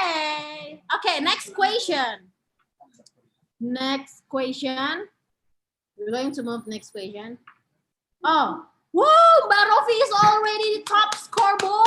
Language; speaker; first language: English; non-native, fluent; Indonesian